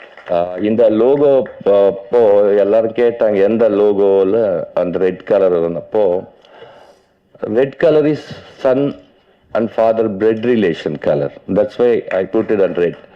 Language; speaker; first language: Tamil; non-native, learner; Telugu